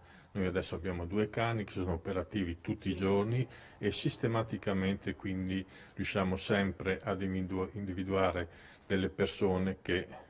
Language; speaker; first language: Italian; native; Italian